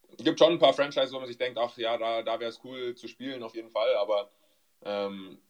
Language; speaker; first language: German; native; German